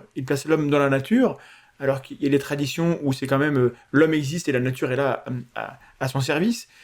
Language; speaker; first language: French; native; French